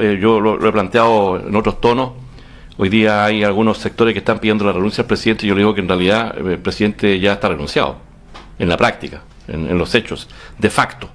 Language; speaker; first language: Spanish; native; Spanish